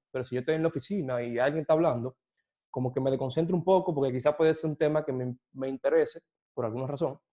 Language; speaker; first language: Spanish; native; Spanish